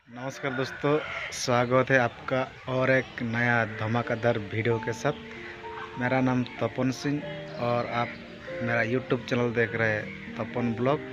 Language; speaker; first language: Hindi; non-native, local second language; Odia